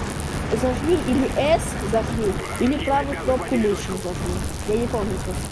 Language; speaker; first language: Russian; native; Russian